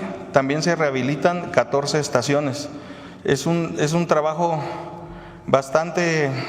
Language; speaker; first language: Spanish; native; Spanish